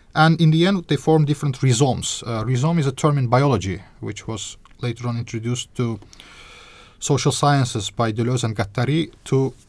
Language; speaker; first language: English; non-native, fluent; Azerbaijani